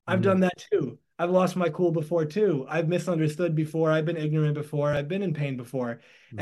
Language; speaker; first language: English; native; English